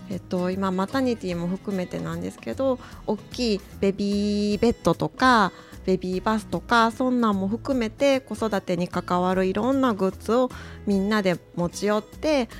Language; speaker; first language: Japanese; native; Japanese